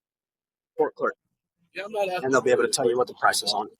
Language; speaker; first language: English; native; English